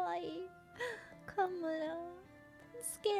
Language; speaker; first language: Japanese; non-native, learner; Swedish